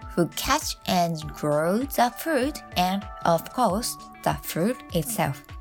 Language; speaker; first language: English; non-native, learner; Japanese